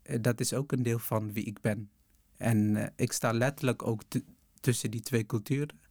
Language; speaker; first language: Dutch; early bilingual, other home language; Tigrinya